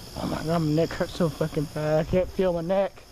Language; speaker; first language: English; native; English